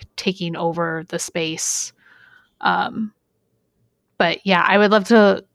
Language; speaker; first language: English; native; English